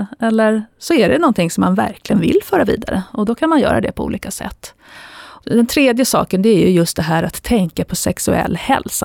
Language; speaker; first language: Swedish; native; Swedish